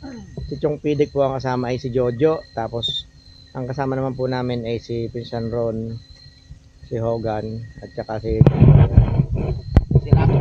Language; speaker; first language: Filipino; native; Filipino